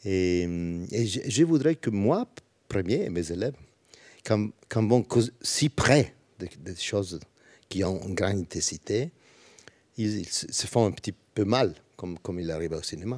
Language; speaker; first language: French; non-native, learner; Italian